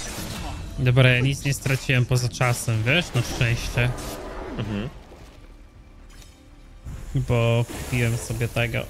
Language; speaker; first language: Polish; native; Polish